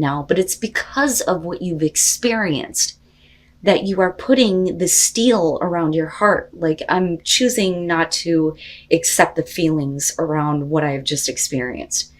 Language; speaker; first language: English; native; English